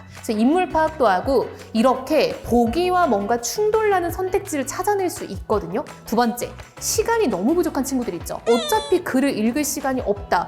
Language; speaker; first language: Korean; native; Korean